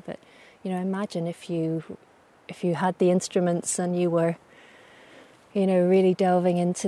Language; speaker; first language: English; native; English